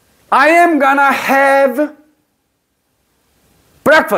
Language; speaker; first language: English; non-native, fluent; Korean